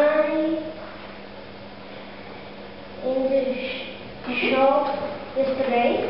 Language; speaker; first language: English; non-native, learner; Czech